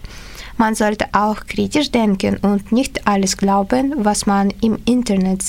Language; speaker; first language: German; non-native, fluent; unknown